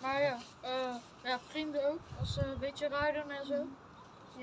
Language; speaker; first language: Dutch; early bilingual, other home language; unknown